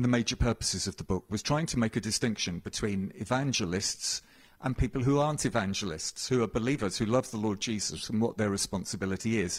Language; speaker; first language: English; native; English